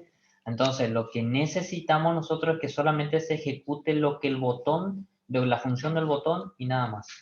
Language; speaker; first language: Spanish; native; Spanish